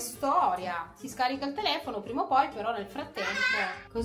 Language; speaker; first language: Italian; native; Italian